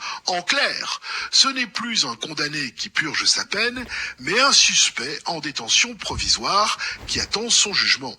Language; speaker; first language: French; native; French